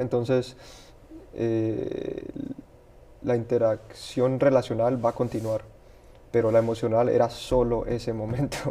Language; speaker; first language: Spanish; early bilingual, heritage; Spanish